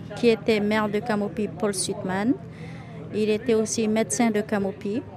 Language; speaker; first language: French; native; French